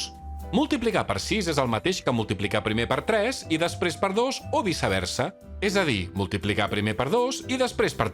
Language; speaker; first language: Catalan; native; Catalan